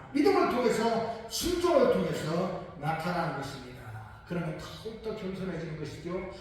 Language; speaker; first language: Korean; native; Korean